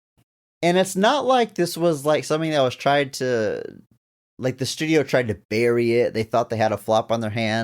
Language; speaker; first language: English; native; English